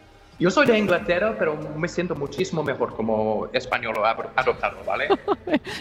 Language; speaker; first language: Spanish; non-native, fluent; English